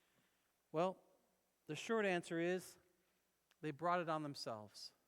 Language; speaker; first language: English; native; English